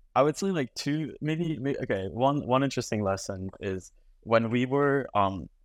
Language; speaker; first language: English; native; English